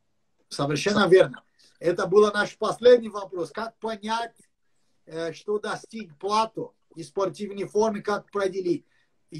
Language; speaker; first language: Russian; non-native, learner; English